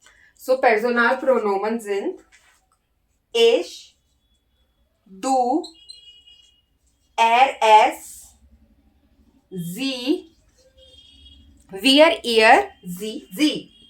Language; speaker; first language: German; non-native, learner; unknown